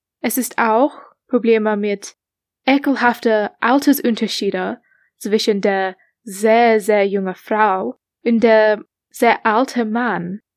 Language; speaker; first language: German; non-native, learner; English